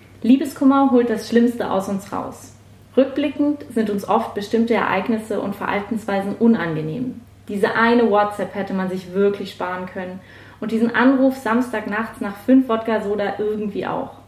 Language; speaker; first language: German; native; German